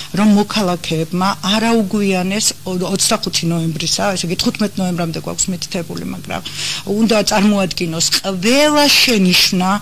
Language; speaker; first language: Georgian; native; Georgian